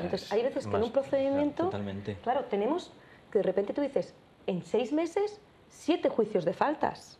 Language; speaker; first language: Spanish; native; Spanish